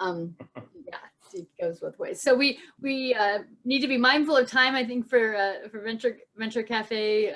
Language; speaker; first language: English; native; English